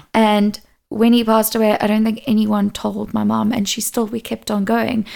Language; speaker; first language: English; non-native, local second language; Portuguese